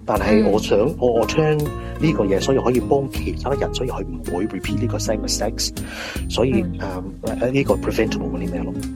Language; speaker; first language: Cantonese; early bilingual, heritage; Cantonese